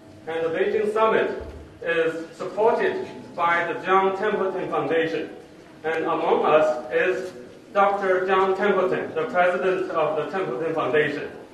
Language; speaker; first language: English; non-native, fluent; Chinese